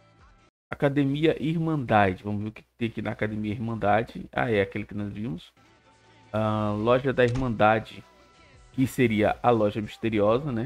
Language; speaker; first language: Portuguese; native; Portuguese